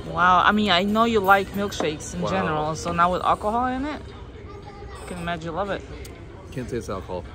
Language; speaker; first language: English; non-native, fluent; Portuguese